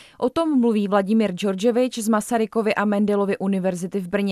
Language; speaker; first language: Czech; native; Czech